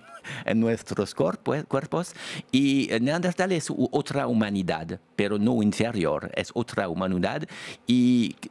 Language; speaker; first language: Spanish; non-native, fluent; French